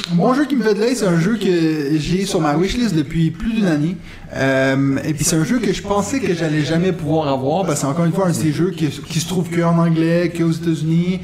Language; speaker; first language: French; non-native, local second language; German